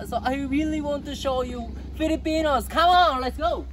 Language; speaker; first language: English; non-native, learner; Japanese